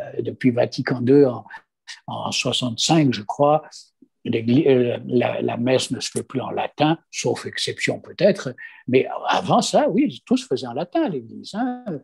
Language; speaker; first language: French; non-native, local second language; Kabyle